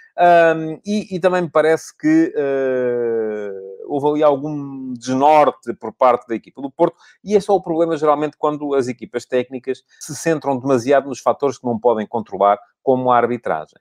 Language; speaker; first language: Portuguese; native; Portuguese